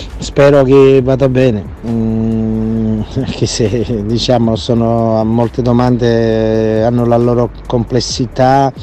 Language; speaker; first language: Italian; native; Italian